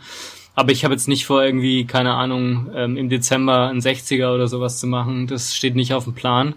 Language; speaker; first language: German; native; German